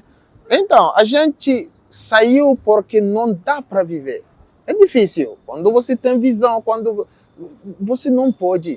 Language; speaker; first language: Portuguese; non-native, learner; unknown